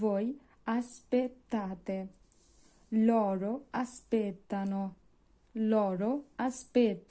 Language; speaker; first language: Italian; non-native, fluent; Bangla